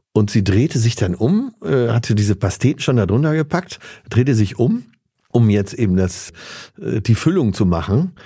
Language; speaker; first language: German; native; German